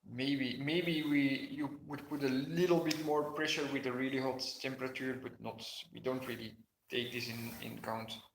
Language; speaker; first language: English; non-native, fluent; Dutch